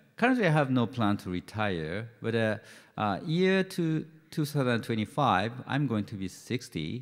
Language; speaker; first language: English; non-native, fluent; Japanese